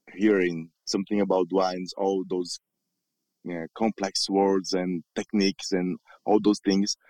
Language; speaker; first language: English; non-native, learner; Portuguese